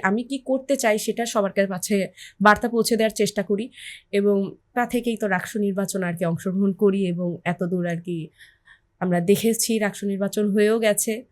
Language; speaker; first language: Bangla; native; Bangla